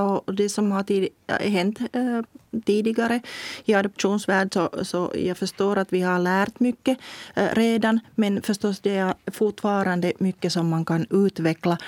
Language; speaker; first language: Swedish; non-native, local second language; Finnish